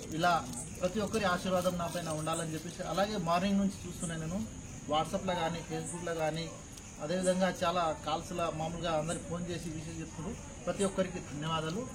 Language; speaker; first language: Telugu; non-native, local second language; Lambadi